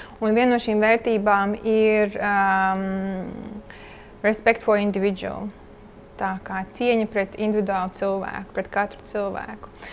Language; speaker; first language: Latvian; early bilingual, heritage; Latvian